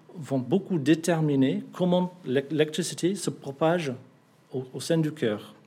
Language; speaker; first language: French; non-native, fluent; English